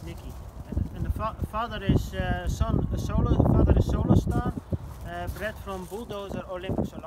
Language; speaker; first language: English; non-native, fluent; Dutch